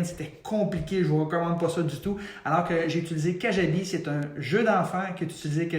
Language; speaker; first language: French; native; French